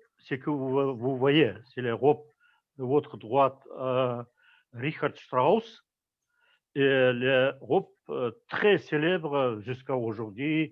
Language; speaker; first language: French; non-native, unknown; Kazakh